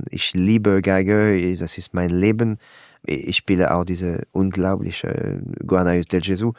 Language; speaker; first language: German; non-native, learner; French